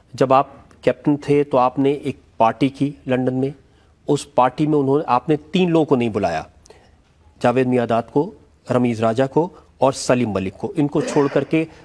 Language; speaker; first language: Urdu; native; Urdu